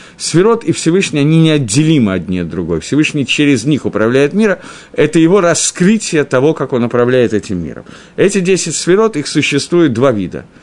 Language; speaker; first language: Russian; early bilingual, heritage; Russian